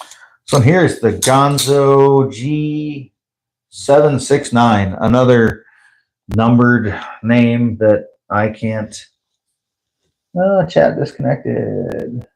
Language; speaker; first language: English; native; English